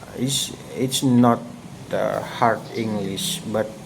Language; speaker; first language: English; non-native, learner; Indonesian